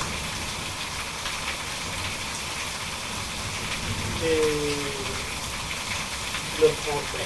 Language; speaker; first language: French; non-native, local second language; Arabic